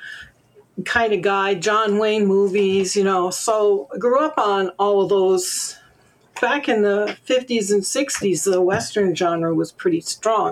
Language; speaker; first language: English; native; English